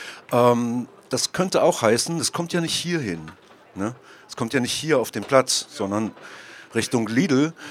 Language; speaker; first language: German; native; German